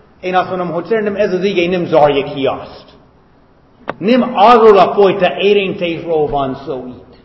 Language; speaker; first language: Hungarian; non-native, fluent; English